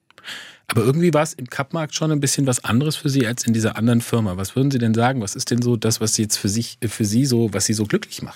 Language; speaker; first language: German; native; German